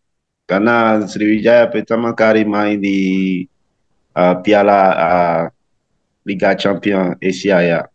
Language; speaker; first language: Indonesian; non-native, learner; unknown